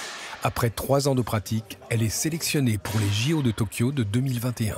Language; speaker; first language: French; native; French